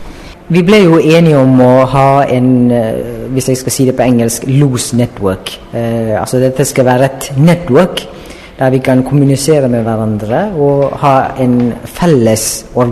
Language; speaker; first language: Norwegian; non-native, fluent; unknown